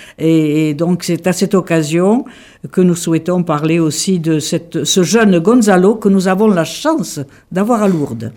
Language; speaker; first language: French; native; French